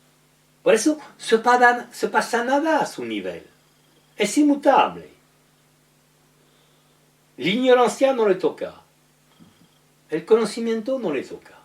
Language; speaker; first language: Spanish; non-native, learner; French